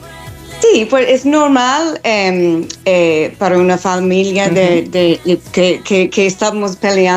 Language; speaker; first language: Spanish; non-native, fluent; English